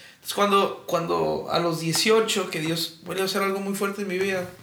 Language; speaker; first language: Spanish; native; Spanish